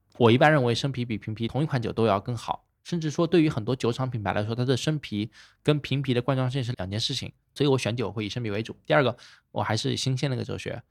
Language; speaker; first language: Chinese; native; Chinese